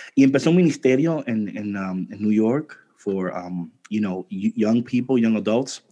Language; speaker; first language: Spanish; early bilingual, heritage; Spanish